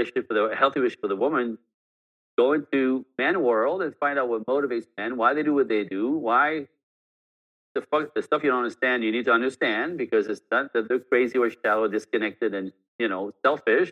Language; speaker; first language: English; non-native, fluent; French